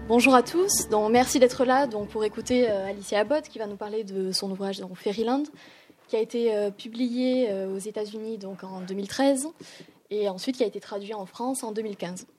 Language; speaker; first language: French; native; French